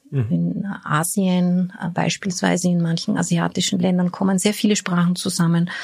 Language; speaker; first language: German; early bilingual, other home language; Bulgarian